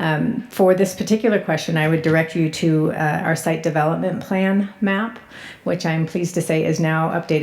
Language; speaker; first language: English; native; English